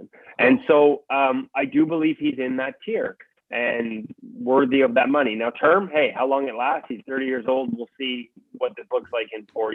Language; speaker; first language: English; native; English